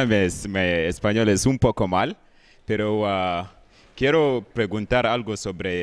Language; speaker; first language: Spanish; non-native, learner; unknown